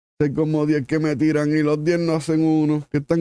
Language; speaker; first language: Spanish; native; Spanish